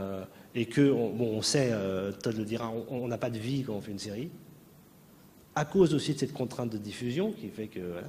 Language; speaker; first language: French; native; French